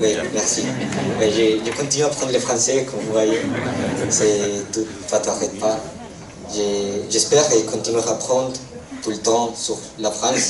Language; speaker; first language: French; non-native, fluent; Spanish